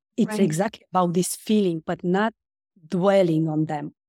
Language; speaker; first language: English; non-native, fluent; Romanian